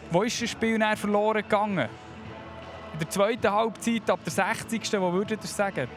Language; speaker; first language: German; native; German